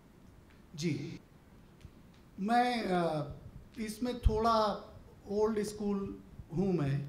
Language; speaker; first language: Hindi; native; Hindi